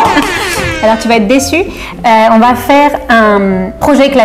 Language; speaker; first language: French; native; French